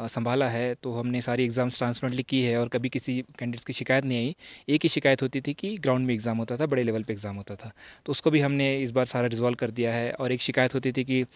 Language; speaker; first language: Hindi; non-native, local second language; Marathi